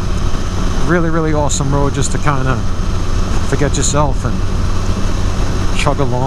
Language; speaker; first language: English; native; English